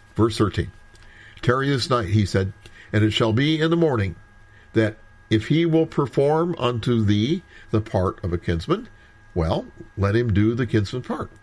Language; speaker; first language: English; native; English